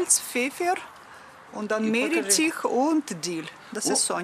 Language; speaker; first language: German; non-native, learner; Russian